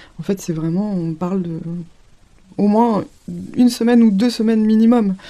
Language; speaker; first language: French; native; French